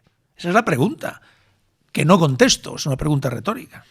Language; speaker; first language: Spanish; native; Spanish